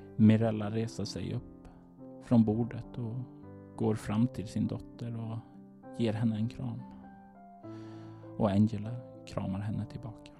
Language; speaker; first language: Swedish; native; Swedish